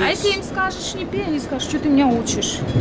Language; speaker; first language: Russian; native; Russian